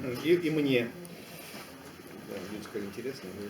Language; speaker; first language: Russian; native; Russian